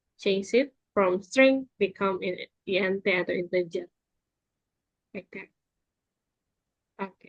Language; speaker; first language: English; non-native, fluent; Indonesian